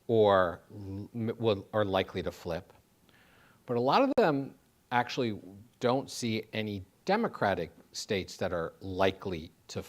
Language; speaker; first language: English; native; English